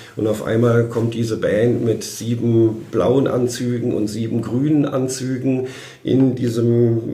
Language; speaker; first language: German; native; German